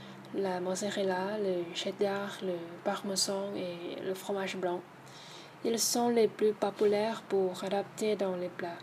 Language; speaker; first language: French; non-native, learner; Thai